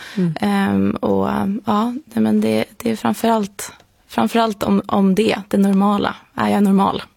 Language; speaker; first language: Swedish; native; Swedish